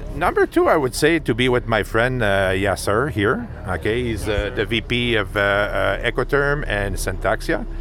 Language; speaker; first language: English; non-native, fluent; French